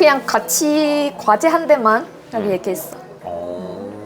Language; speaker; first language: Korean; non-native, learner; Vietnamese